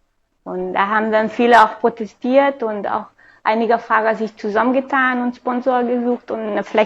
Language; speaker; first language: German; non-native, fluent; Hungarian